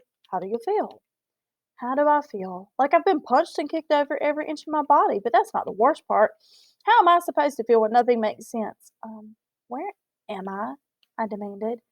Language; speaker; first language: English; native; English